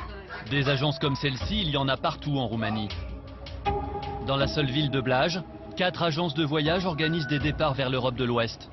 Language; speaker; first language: French; native; French